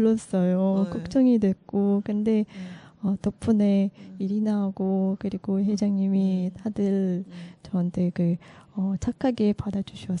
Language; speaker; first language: Korean; non-native, learner; Russian